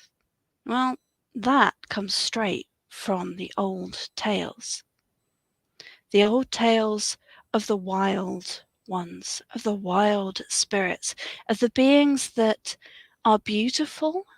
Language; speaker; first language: English; native; English